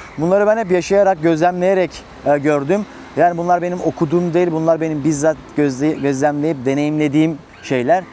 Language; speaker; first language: Turkish; native; Turkish